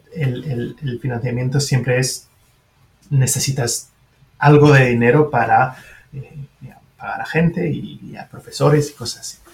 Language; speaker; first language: Spanish; non-native, fluent; French